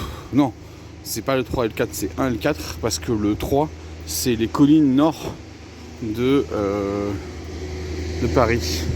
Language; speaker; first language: French; native; French